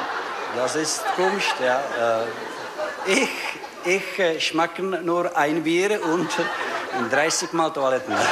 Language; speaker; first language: German; non-native, learner; Czech